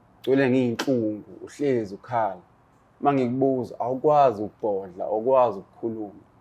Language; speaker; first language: Zulu; native; Zulu